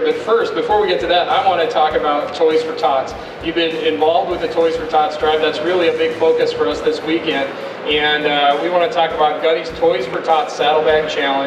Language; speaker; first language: English; native; English